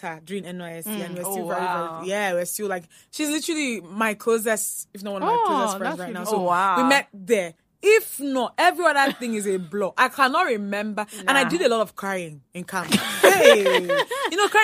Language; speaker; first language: English; non-native, local second language; Igbo